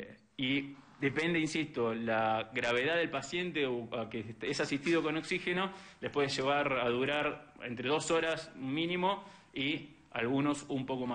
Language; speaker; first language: Spanish; native; Spanish